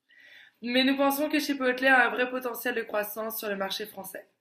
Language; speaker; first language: French; non-native, learner; English